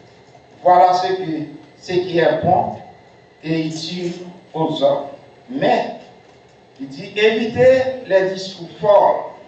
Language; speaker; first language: French; non-native, local second language; Haitian Creole